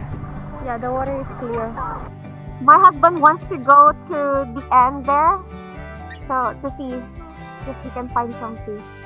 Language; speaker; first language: English; non-native, local second language; Filipino